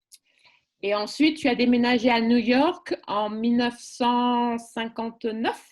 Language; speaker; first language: French; native; French